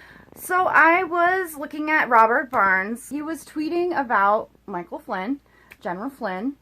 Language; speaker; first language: English; native; English